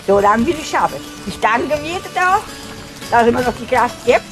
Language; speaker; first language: German; early bilingual, heritage; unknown